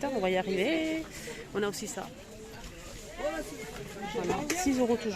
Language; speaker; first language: French; native; French